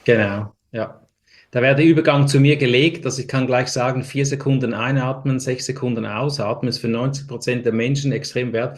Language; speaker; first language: German; native; German